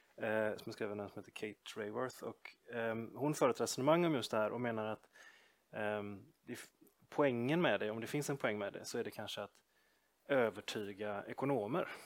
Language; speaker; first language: Swedish; native; Swedish